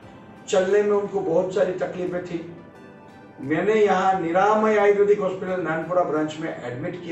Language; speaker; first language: Hindi; non-native, local second language; Gujarati